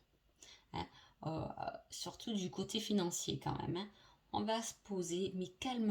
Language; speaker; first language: French; native; French